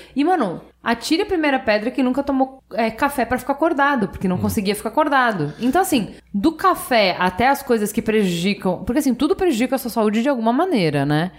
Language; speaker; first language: Portuguese; native; Portuguese